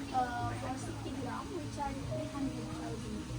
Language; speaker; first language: English; non-native, learner; Indonesian